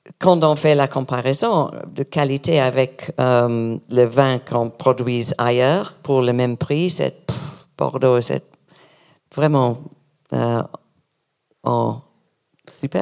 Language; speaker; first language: French; non-native, learner; English